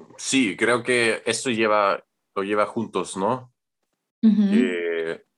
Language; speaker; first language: Spanish; non-native, fluent; German